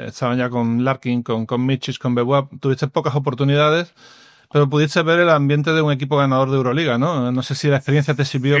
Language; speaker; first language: Spanish; native; Spanish